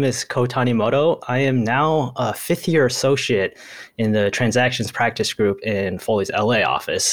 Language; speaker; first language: English; early bilingual, other home language; Japanese